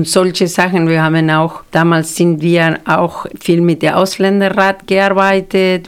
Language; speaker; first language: German; non-native, fluent; Spanish